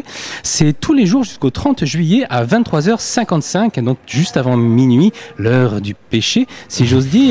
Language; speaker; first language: French; native; French